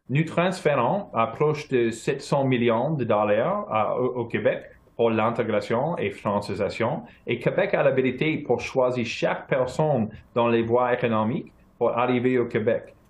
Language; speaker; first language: French; non-native, local second language; English